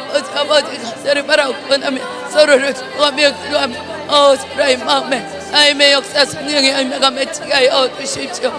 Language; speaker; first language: Korean; native; Korean